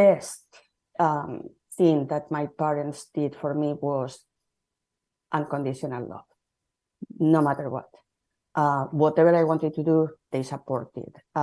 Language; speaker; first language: English; non-native, fluent; Spanish